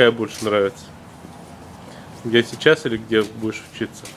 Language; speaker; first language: Russian; native; Russian